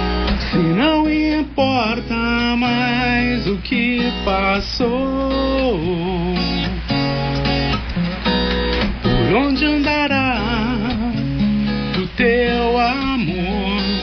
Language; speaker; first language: Portuguese; native; Portuguese